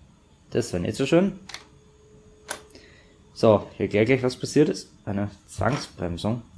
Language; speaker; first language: German; native; German